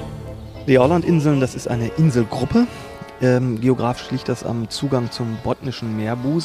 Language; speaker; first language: German; native; German